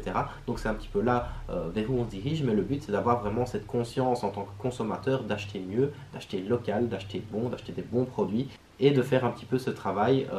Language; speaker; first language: French; native; French